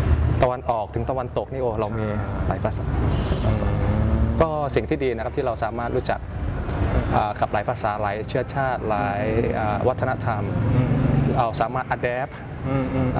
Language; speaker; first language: Thai; early bilingual, other home language; Indonesian